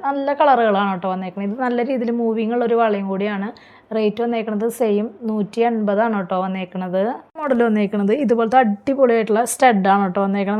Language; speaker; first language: Malayalam; native; Malayalam